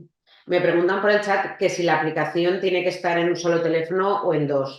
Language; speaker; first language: Spanish; native; Spanish